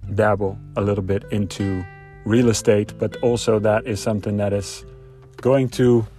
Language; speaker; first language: English; non-native, fluent; Dutch